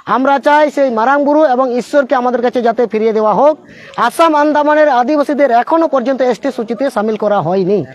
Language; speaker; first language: Bangla; non-native, local second language; Santali